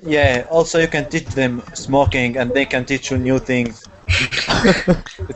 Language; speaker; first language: English; non-native, learner; Arabic